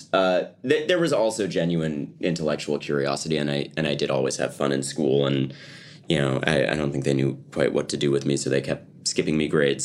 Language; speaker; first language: English; native; English